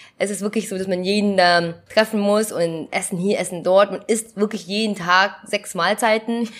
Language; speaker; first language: German; early bilingual, other home language; Vietnamese